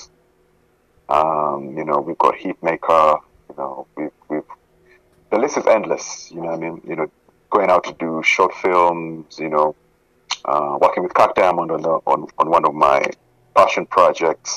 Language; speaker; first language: English; non-native, local second language; Ganda